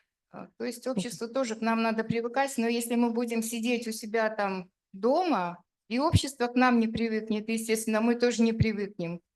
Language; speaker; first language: Russian; native; Russian